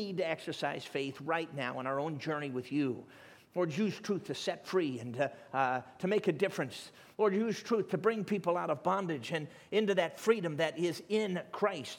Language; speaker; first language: English; native; English